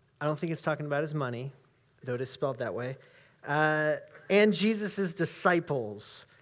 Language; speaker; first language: English; native; English